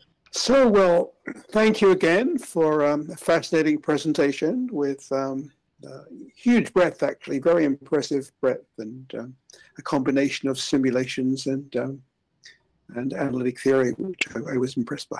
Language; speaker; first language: English; native; English